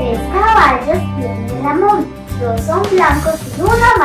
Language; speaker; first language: Spanish; native; Spanish